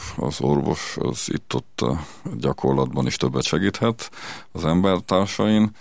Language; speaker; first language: Hungarian; native; Hungarian